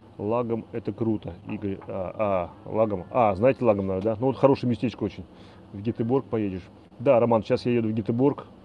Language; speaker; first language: Russian; native; Russian